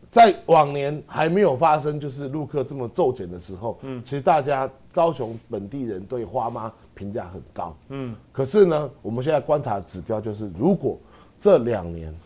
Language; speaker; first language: Chinese; native; Chinese